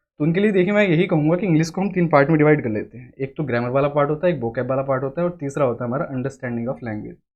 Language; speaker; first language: Hindi; native; Hindi